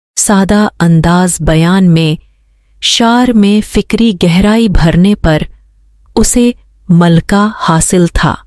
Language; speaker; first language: Urdu; non-native, local second language; Sindhi